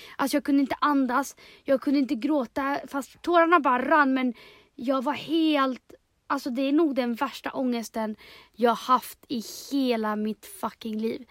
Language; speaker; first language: Swedish; early bilingual, other home language; Spanish